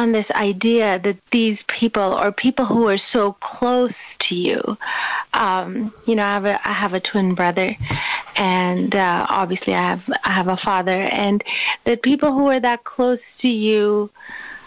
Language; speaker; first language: English; non-native, local second language; Urdu